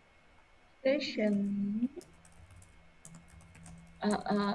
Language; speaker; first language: Japanese; non-native, learner; English